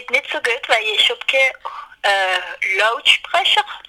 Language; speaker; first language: German; non-native, learner; French